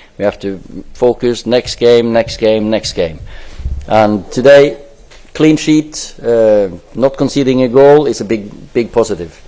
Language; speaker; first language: English; non-native, fluent; Norwegian